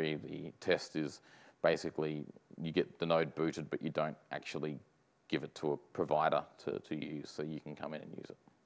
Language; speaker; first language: English; native; English